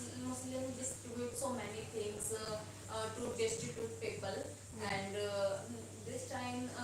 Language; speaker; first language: English; non-native, learner; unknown